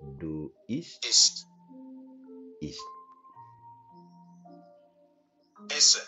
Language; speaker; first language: English; non-native, learner; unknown